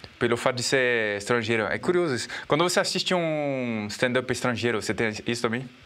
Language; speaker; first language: Portuguese; non-native, fluent; French